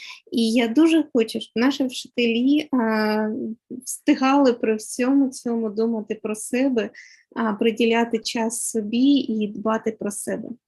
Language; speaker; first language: Ukrainian; native; Ukrainian